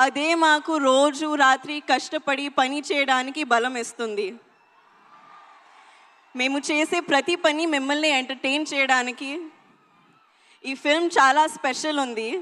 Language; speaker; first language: Telugu; non-native, learner; Hindi